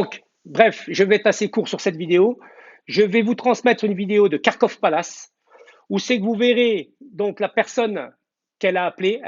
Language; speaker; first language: French; native; French